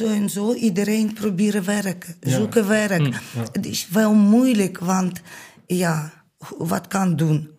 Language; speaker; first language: Dutch; non-native, learner; Ukrainian